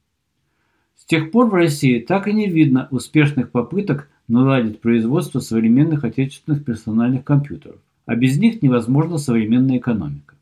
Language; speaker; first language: Russian; native; Russian